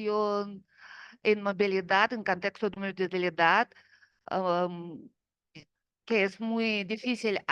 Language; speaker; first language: Spanish; non-native, fluent; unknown